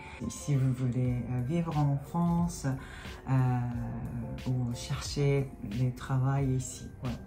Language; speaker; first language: French; non-native, fluent; Japanese